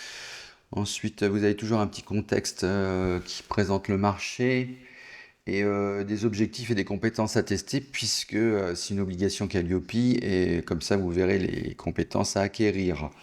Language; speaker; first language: French; native; French